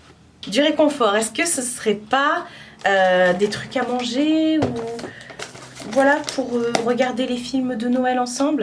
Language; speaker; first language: French; native; French